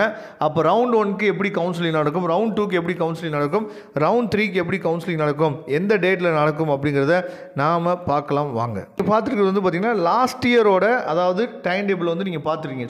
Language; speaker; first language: Tamil; native; Tamil